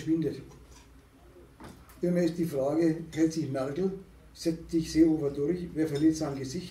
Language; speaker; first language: German; native; German